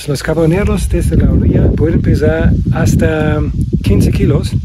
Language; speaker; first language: Spanish; non-native, learner; German